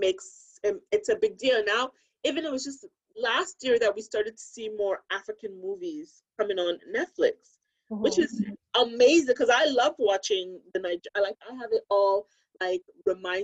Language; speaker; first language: English; non-native, local second language; Akan